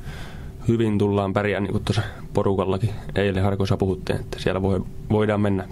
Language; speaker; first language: Finnish; native; Finnish